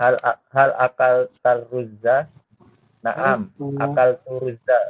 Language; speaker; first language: Arabic; non-native, learner; Indonesian